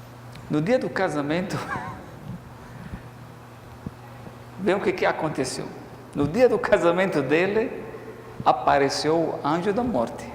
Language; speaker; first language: Portuguese; non-native, fluent; Arabic